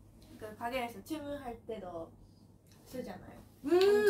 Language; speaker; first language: Korean; non-native, learner; Japanese